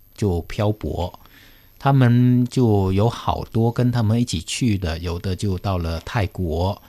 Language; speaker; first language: Chinese; early bilingual, heritage; Khmer